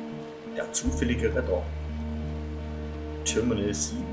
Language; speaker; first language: German; native; German